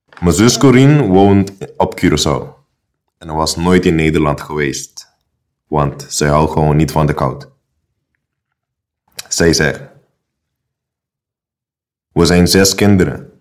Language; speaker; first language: Dutch; non-native, local second language; Papiamento